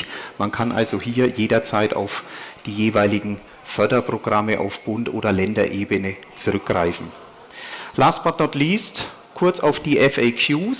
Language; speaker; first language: German; native; German